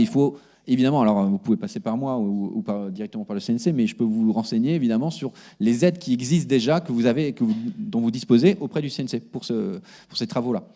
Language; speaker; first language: French; native; French